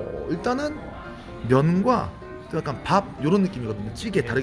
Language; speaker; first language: Korean; native; Korean